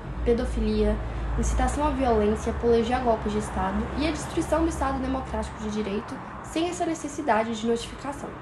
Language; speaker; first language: Portuguese; native; Portuguese